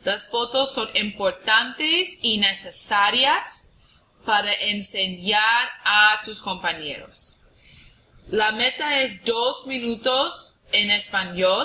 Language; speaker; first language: Spanish; non-native, fluent; English